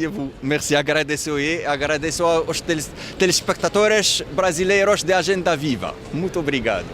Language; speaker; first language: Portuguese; non-native, learner; French